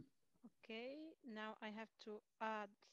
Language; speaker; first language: English; non-native, fluent; Arabic